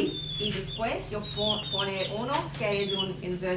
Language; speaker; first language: Spanish; non-native, learner; English